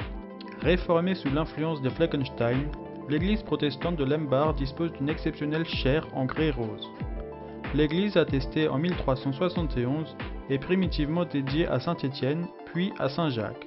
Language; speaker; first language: French; native; French